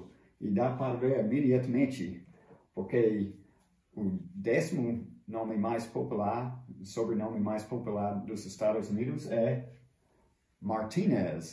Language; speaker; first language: Portuguese; non-native, fluent; English